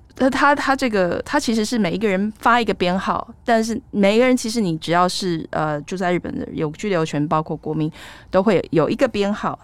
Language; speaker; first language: Chinese; native; Chinese